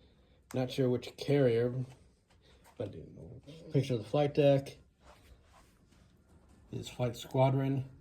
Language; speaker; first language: English; native; English